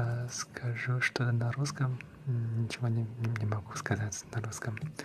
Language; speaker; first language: Russian; non-native, learner; Chinese